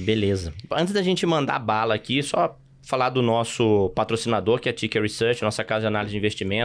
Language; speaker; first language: Portuguese; native; Portuguese